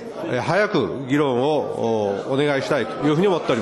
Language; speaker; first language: Japanese; native; Japanese